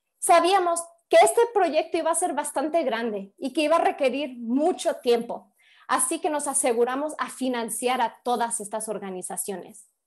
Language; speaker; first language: Spanish; early bilingual, heritage; Spanish